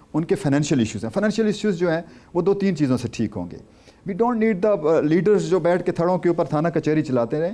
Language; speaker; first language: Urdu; non-native, local second language; Saraiki